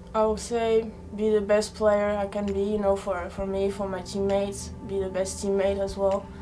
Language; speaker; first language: English; non-native, fluent; French